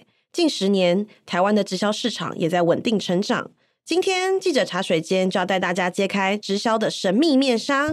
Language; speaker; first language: Chinese; native; Chinese